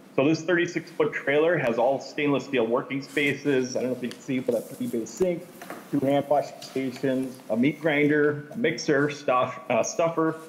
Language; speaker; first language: English; native; English